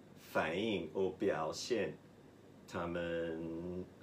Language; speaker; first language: Chinese; non-native, fluent; English